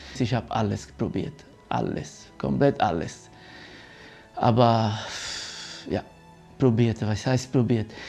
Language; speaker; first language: German; non-native, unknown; Italian